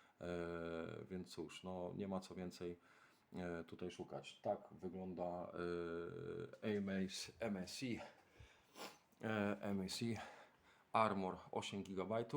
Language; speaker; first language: Polish; native; Polish